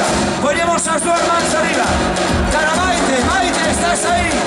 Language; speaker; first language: Spanish; native; Spanish